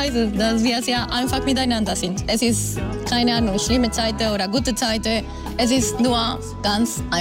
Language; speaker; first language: German; non-native, learner; Spanish